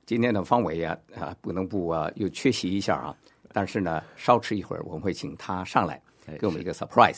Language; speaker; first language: Chinese; native; Chinese